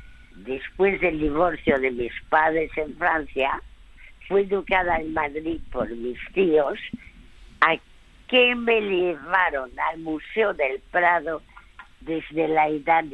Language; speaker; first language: Spanish; early bilingual, other home language; French